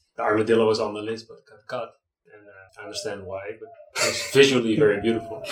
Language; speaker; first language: English; non-native, fluent; Dutch